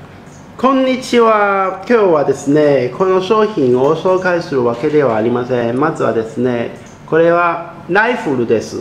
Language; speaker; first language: Japanese; non-native, fluent; Chinese